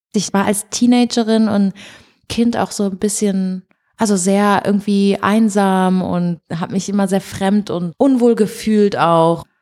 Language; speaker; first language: German; early bilingual, other home language; Portuguese